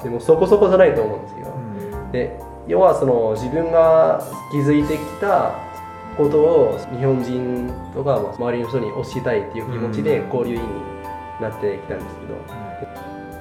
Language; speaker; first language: Japanese; non-native, fluent; Arabic